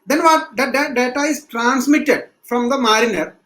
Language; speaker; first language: English; non-native, local second language; Malayalam